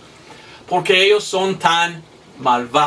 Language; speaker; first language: Spanish; non-native, fluent; English